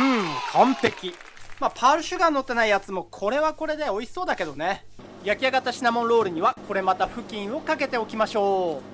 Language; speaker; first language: Japanese; native; Japanese